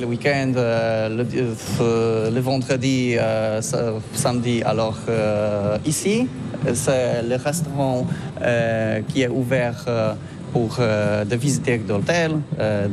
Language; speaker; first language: French; non-native, learner; Polish